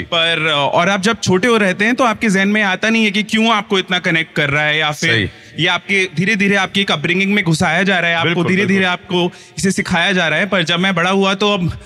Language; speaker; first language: Hindi; native; Hindi